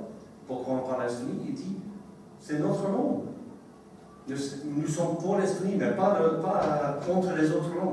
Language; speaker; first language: French; non-native, learner; English